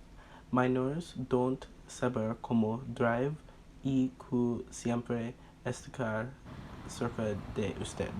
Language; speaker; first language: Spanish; non-native, learner; English